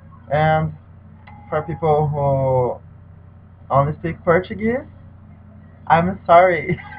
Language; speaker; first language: English; non-native, learner; Portuguese